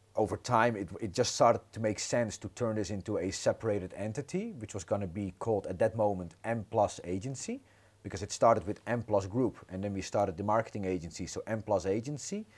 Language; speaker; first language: English; non-native, fluent; Dutch